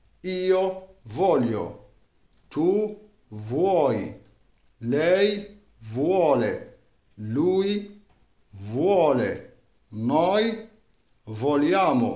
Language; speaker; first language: Italian; non-native, fluent; Arabic